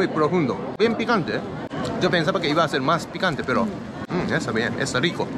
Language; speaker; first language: Spanish; non-native, learner; Japanese